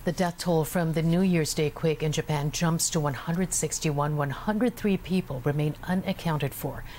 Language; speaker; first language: English; non-native, local second language; Filipino